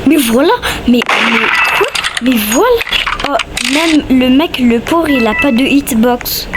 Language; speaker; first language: French; native; French